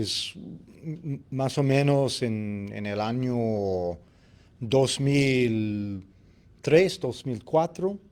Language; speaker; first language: Spanish; non-native, fluent; English